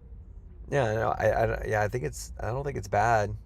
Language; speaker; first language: English; native; English